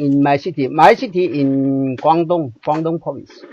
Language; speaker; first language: English; non-native, learner; Chinese